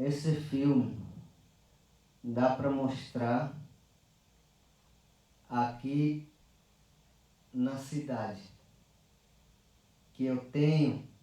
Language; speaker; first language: Portuguese; non-native, local second language; Yanomámi